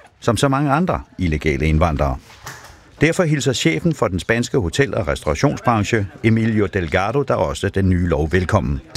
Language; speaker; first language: Danish; native; Danish